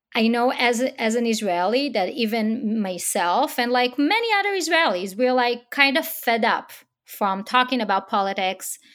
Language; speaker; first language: English; non-native, fluent; Hebrew